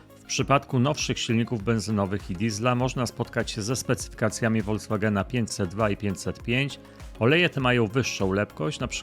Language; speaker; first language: Polish; native; Polish